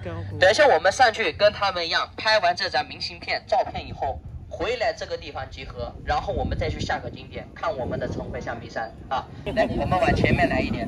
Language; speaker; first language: Chinese; native; Chinese